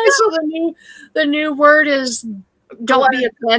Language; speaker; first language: English; native; English